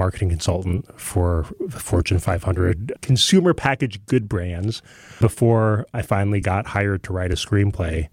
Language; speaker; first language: English; early bilingual, other home language; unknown